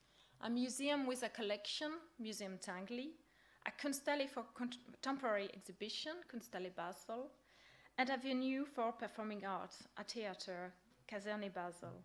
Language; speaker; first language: English; non-native, fluent; French